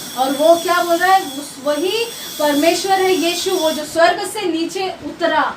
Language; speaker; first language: Hindi; non-native, local second language; Marathi